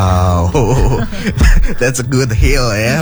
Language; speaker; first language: English; non-native, learner; Indonesian